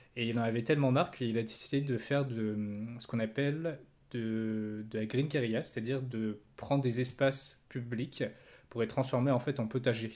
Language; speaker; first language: French; native; French